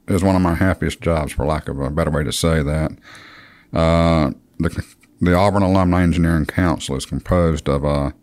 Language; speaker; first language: English; native; English